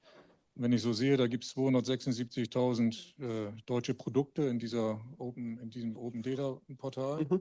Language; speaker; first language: German; native; German